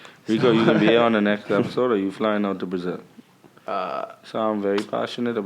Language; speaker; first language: English; native; English